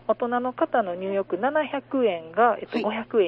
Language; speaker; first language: Japanese; native; Japanese